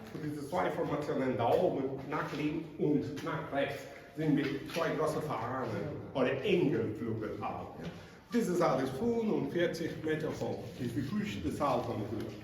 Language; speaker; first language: German; non-native, learner; Spanish